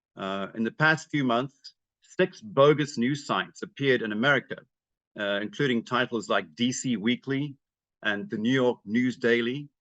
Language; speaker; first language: English; native; English